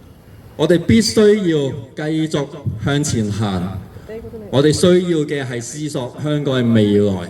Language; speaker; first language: Cantonese; native; Cantonese